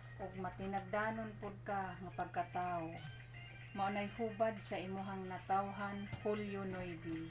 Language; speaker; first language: Cebuano; native; Cebuano